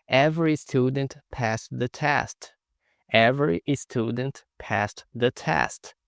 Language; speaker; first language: English; non-native, fluent; Portuguese